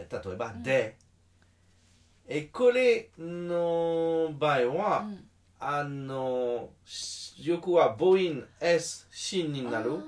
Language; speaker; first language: Japanese; non-native, learner; French